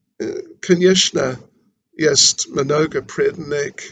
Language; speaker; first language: Russian; non-native, learner; English